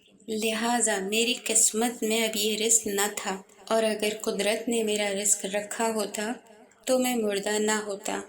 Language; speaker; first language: Urdu; native; Urdu